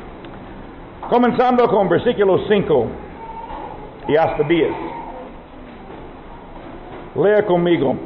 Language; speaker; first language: Spanish; non-native, learner; English